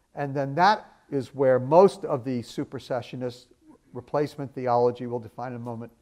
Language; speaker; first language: English; native; English